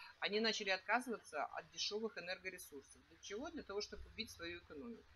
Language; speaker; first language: Russian; native; Russian